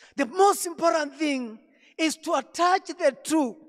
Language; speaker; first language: English; non-native, local second language; Swahili